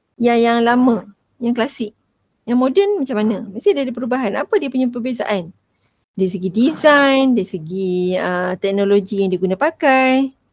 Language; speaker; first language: Malay; native; Malay